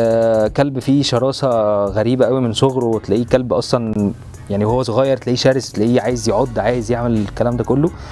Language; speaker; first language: Arabic; native; Arabic